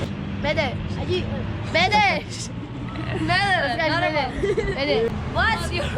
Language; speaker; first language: English; non-native, learner; Persian